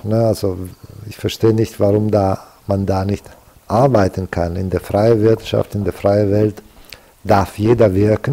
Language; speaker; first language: German; non-native, fluent; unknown